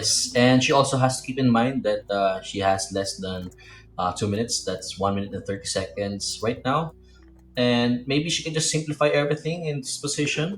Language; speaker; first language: English; non-native, local second language; Filipino